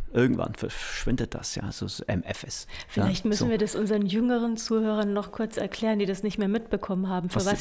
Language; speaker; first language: German; non-native, fluent; English